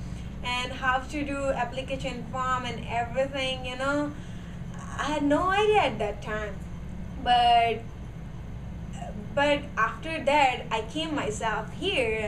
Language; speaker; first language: English; non-native, learner; Gujarati